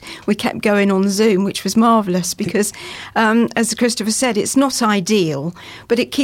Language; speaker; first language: English; native; English